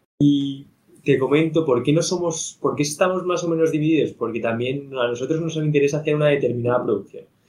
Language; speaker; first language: Spanish; native; Spanish